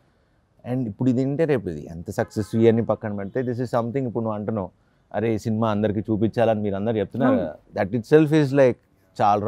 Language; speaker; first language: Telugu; native; Telugu